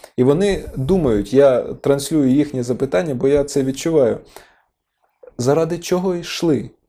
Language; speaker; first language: Ukrainian; non-native, local second language; Russian